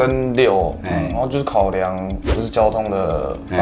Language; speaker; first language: Chinese; native; Chinese